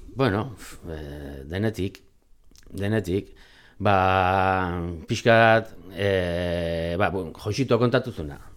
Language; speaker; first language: Basque; non-native, local second language; Spanish